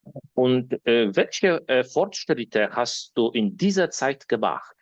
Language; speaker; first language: German; non-native, fluent; Polish